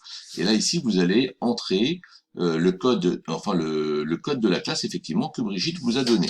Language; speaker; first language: French; native; French